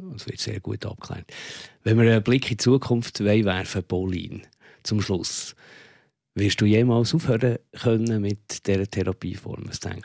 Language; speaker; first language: German; native; German